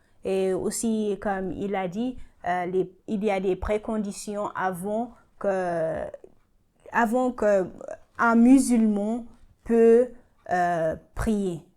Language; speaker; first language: French; non-native, learner; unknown